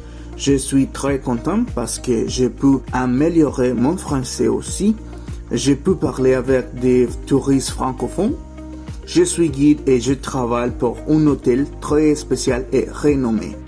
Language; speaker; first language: French; non-native, learner; Spanish